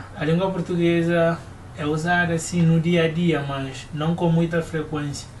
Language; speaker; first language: Portuguese; non-native, local second language; Upper Guinea Crioulo